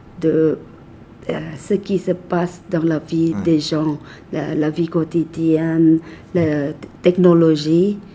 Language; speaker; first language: French; non-native, fluent; Thai